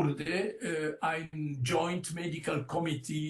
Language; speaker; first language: German; non-native, local second language; Italian